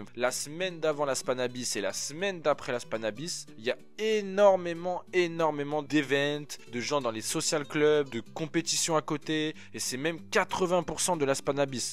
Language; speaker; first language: French; native; French